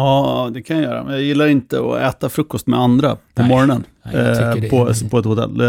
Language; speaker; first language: Swedish; native; Swedish